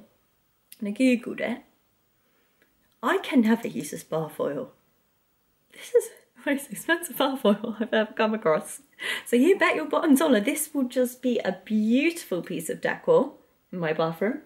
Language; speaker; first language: English; native; English